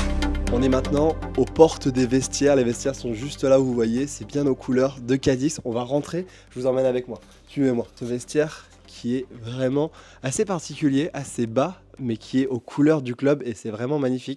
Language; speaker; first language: French; native; French